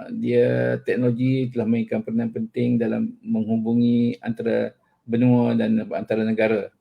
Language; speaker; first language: Malay; native; Malay